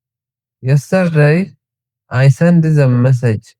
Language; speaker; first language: English; non-native, learner; Tigrinya